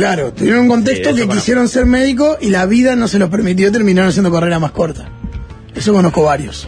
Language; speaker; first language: Spanish; native; Spanish